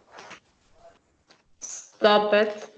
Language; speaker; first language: English; non-native, learner; Spanish